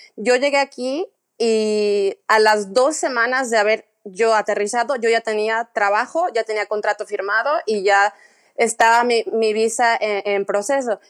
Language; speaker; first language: Spanish; native; Spanish